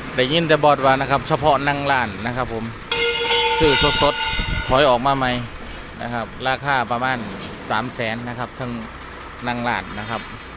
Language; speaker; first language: Thai; native; Thai